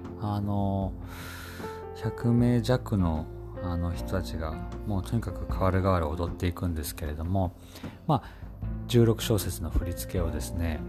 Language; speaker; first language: Japanese; native; Japanese